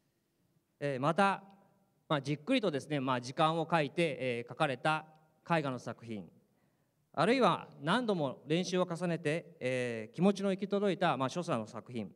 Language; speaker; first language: Japanese; native; Japanese